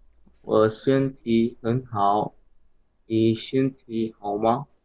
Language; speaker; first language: Chinese; non-native, learner; Korean